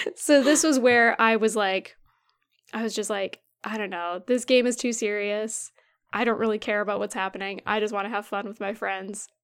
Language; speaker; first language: English; early bilingual, other home language; Ukrainian